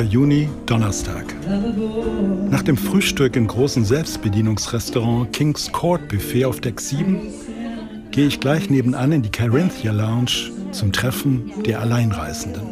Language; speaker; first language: German; native; German